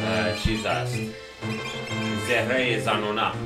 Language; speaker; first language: Persian; non-native, learner; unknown